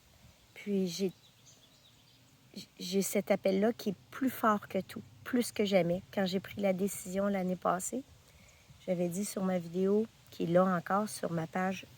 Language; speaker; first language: French; native; French